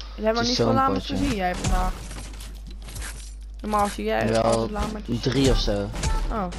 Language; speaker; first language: Dutch; native; Dutch